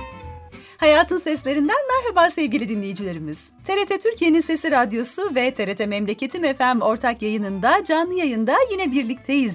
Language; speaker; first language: Turkish; native; Turkish